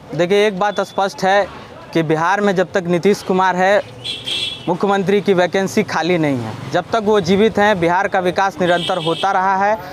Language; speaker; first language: Hindi; native; Hindi